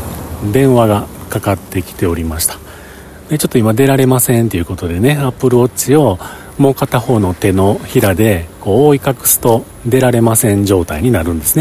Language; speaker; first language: Japanese; native; Japanese